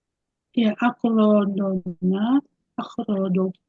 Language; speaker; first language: Arabic; non-native, learner; Indonesian